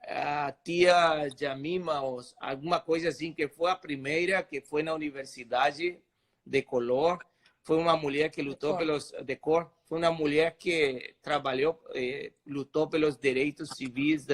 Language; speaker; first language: Portuguese; non-native, fluent; Spanish